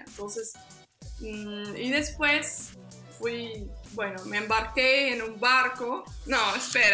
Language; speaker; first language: Spanish; non-native, fluent; Dutch